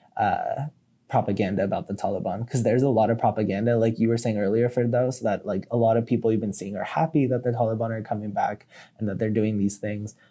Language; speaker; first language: English; native; English